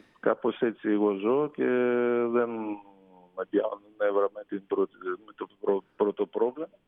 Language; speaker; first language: Greek; non-native, fluent; Russian